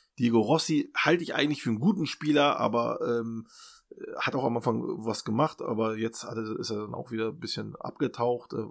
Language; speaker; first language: German; early bilingual, other home language; Turkish